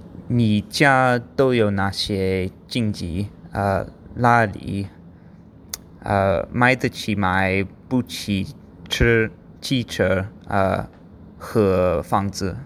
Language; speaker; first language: Chinese; non-native, learner; English